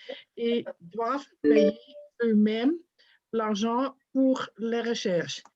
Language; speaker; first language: French; non-native, fluent; Dutch